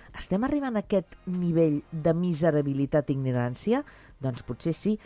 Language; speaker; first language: Catalan; native; Catalan